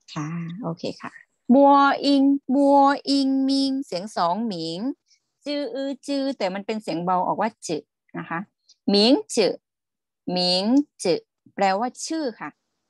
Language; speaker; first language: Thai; native; Thai